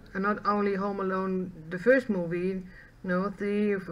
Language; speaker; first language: English; non-native, fluent; Dutch